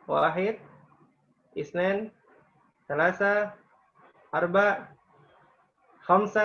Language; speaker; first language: Arabic; non-native, fluent; Indonesian